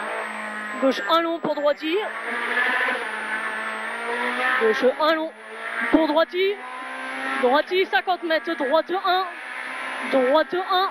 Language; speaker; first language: French; native; French